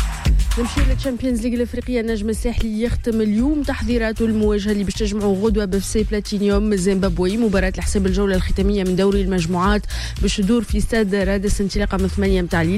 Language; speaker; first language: Arabic; native; Arabic